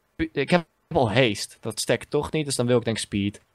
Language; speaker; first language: Dutch; native; Dutch